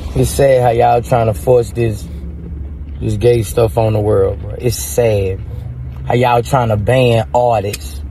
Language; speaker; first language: English; native; English